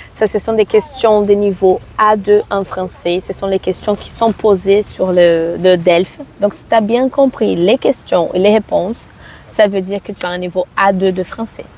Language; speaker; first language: French; non-native, fluent; Portuguese